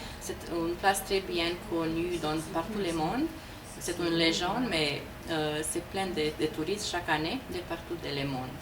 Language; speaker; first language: French; non-native, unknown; Romanian